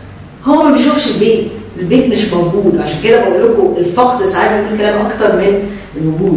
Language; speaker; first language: Arabic; native; Arabic